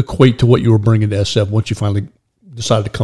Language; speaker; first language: English; native; English